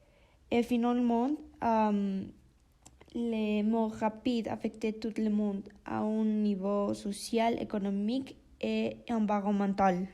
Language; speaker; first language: French; non-native, learner; Spanish